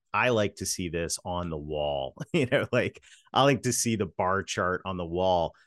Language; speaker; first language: English; native; English